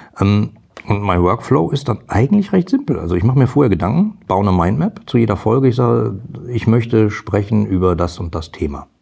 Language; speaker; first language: German; native; German